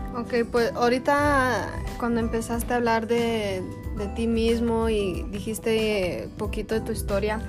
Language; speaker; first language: Spanish; early bilingual, heritage; Spanish